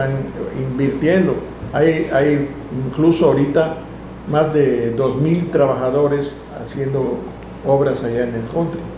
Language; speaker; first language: Spanish; native; Spanish